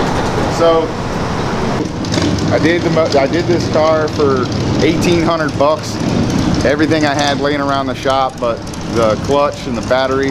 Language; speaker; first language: English; native; English